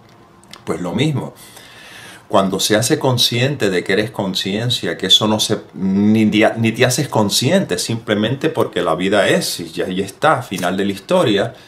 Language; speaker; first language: Spanish; native; Spanish